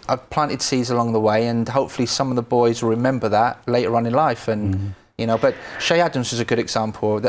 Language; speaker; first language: English; native; English